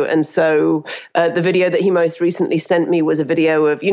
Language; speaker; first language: English; native; English